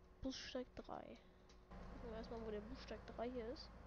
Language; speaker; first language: German; native; German